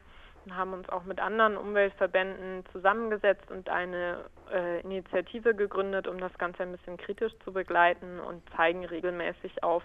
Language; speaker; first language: German; native; German